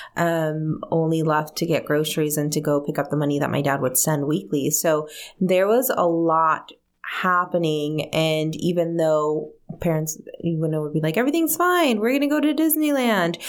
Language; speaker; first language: English; early bilingual, other home language; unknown